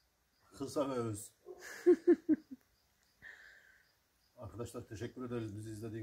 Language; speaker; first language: Turkish; native; Turkish